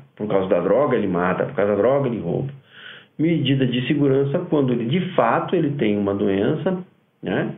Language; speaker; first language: Portuguese; native; Portuguese